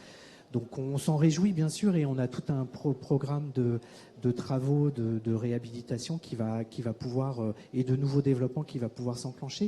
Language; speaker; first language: French; native; French